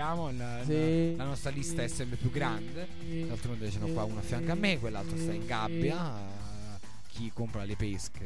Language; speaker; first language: Italian; native; Italian